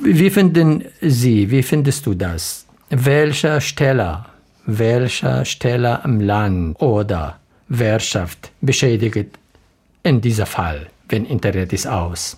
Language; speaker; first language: German; non-native, learner; Arabic